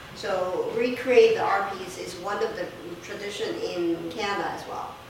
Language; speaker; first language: English; non-native, fluent; Chinese